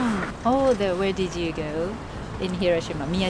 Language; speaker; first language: English; non-native, learner; Japanese